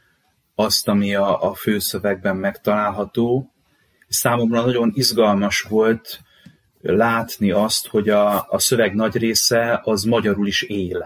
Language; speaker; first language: Hungarian; native; Hungarian